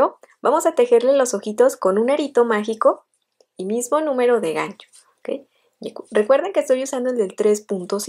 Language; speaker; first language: Spanish; native; Spanish